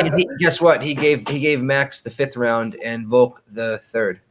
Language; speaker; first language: English; native; English